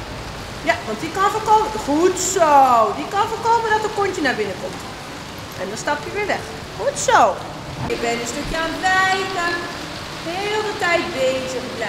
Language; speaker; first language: Dutch; native; Dutch